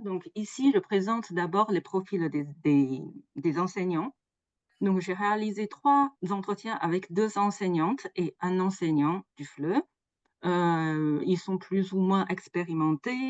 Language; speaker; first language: French; non-native, fluent; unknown